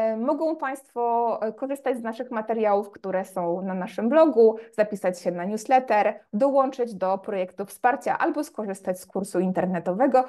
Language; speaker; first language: Polish; native; Polish